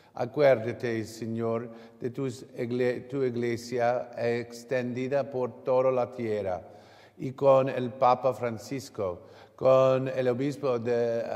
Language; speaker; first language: Spanish; non-native, learner; English